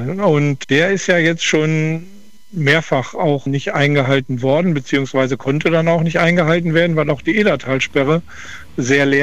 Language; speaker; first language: German; native; German